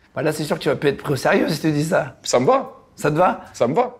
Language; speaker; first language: French; native; French